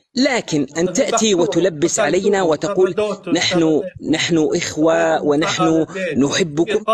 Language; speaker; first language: Arabic; native; Arabic